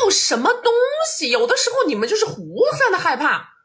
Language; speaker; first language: Chinese; native; Chinese